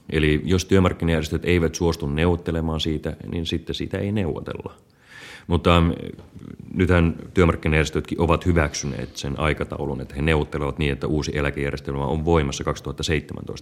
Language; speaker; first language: Finnish; native; Finnish